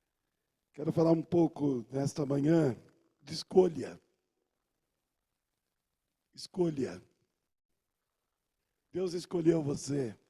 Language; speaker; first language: Portuguese; native; Portuguese